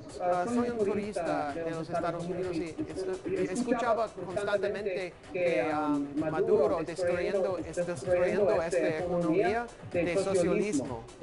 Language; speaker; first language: Spanish; non-native, learner; English